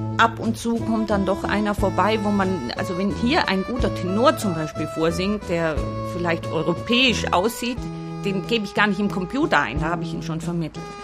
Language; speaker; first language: German; native; German